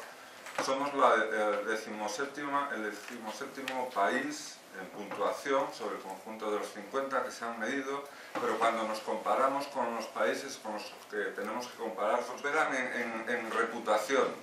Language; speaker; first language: Spanish; native; Spanish